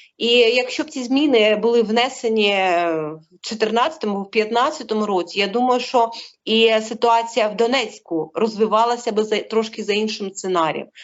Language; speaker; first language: Ukrainian; non-native, local second language; Russian